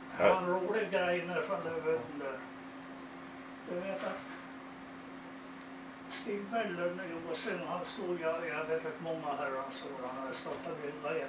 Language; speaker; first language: Swedish; native; Swedish